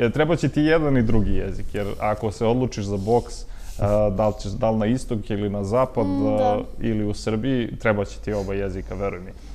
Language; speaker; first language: Serbian; native; Serbian